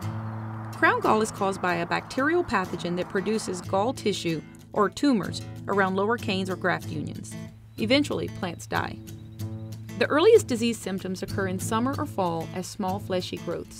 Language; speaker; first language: English; native; English